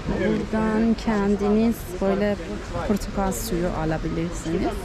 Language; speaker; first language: Turkish; non-native, fluent; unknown